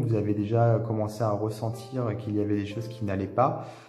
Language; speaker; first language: French; native; French